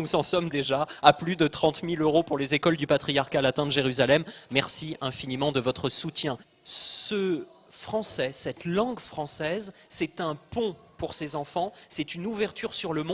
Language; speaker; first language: French; native; French